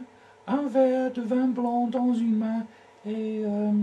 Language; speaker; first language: French; non-native, learner; English